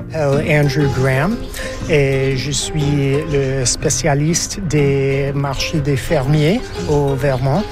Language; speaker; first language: French; non-native, fluent; English